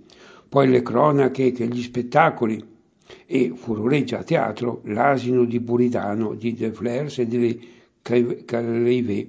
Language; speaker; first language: Italian; native; Italian